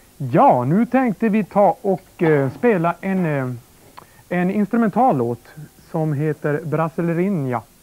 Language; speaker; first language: Swedish; native; Swedish